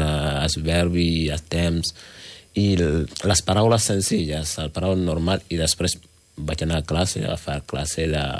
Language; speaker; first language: Catalan; non-native, learner; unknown